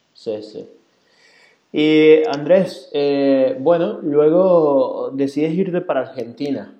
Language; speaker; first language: Spanish; native; Spanish